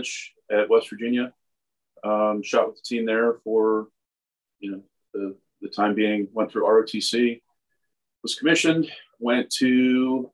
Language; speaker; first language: English; native; English